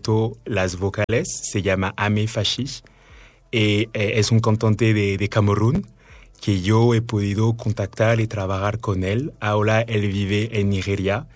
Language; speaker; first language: Spanish; non-native, fluent; French